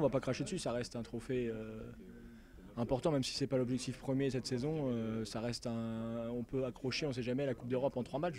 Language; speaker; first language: French; native; French